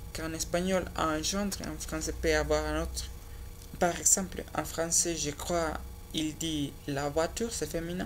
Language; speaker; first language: French; non-native, learner; Spanish